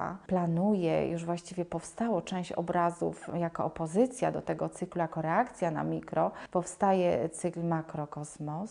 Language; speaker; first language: Polish; native; Polish